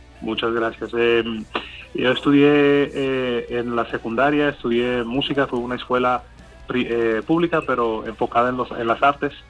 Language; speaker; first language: Spanish; early bilingual, heritage; English